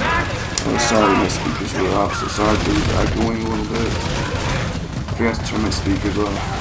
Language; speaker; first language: English; native; English